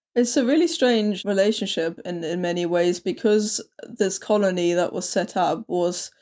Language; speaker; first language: English; non-native, fluent; German